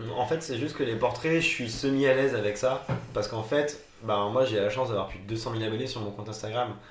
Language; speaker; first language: French; native; French